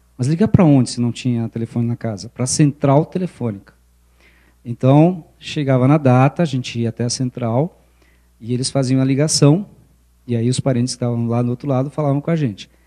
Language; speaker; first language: Portuguese; early bilingual, other home language; Spanish